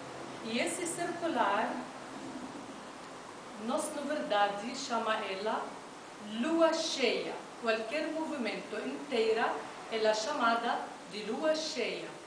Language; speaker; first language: Portuguese; non-native, fluent; Arabic